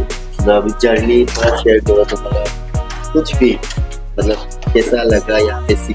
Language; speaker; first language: Hindi; non-native, local second language; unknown